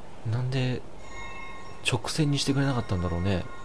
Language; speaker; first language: Japanese; native; Japanese